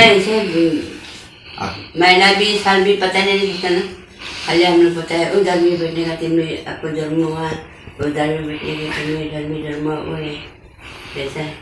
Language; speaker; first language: Hindi; non-native, local second language; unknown